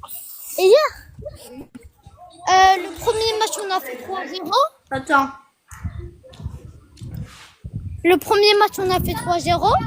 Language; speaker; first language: French; early bilingual, other home language; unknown